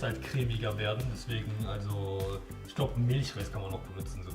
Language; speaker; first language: German; early bilingual, other home language; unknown